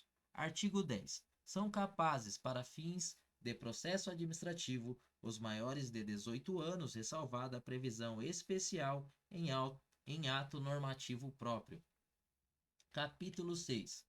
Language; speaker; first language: Portuguese; native; Portuguese